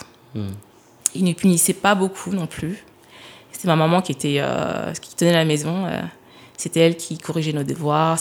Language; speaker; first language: French; early bilingual, other home language; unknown